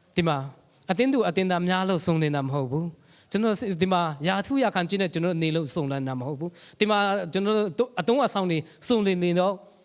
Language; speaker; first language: Burmese; non-native, local second language; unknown